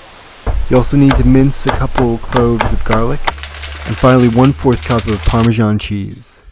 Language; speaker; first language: English; native; English